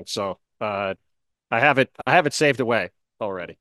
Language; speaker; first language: English; native; English